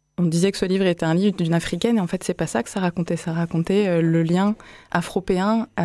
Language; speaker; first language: French; early bilingual, other home language; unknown